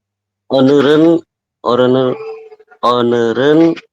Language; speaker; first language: Korean; non-native, learner; Indonesian